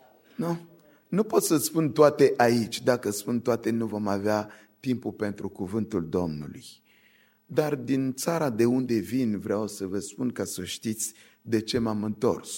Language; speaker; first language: Romanian; non-native, fluent; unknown